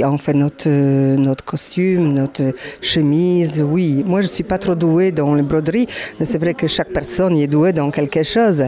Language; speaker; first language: French; non-native, learner; Polish